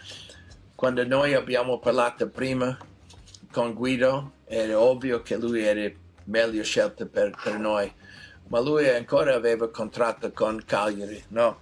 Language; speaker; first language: Italian; non-native, learner; English